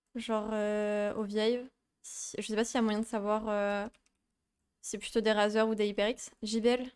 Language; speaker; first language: French; native; French